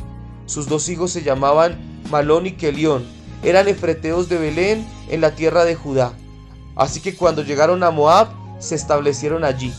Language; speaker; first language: Spanish; native; Spanish